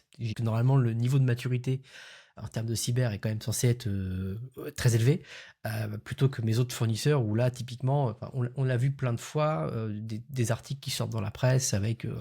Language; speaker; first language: French; native; French